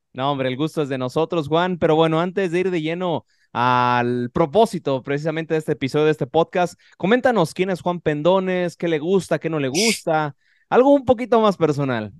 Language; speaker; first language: Spanish; native; Spanish